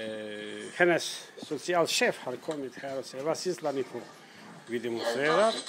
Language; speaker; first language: Swedish; non-native, learner; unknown